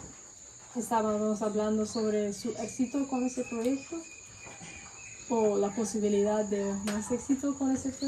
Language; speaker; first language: Spanish; non-native, learner; English